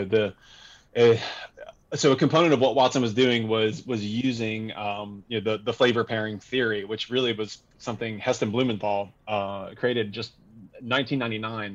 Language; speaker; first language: English; native; English